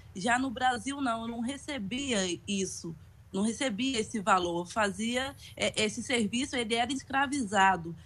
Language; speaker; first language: Portuguese; native; Portuguese